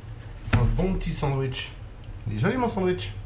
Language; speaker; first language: French; native; French